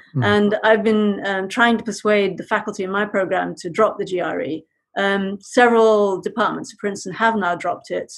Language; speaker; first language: English; native; English